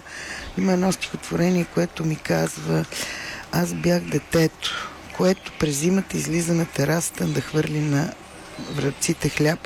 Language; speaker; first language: Bulgarian; native; Bulgarian